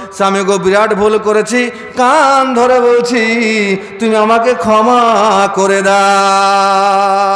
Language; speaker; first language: Bangla; non-native, fluent; Urdu